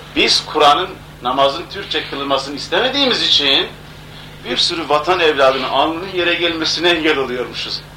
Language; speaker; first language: Turkish; non-native, local second language; Kurdish